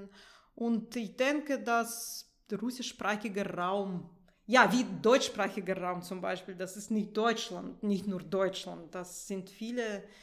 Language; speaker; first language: German; non-native, fluent; Russian